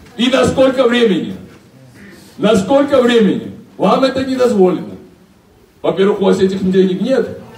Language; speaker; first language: Russian; non-native, local second language; Georgian